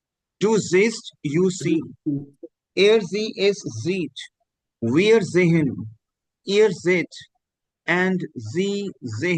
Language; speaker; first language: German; non-native, learner; Hindi